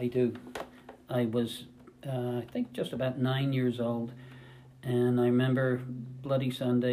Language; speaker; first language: English; native; English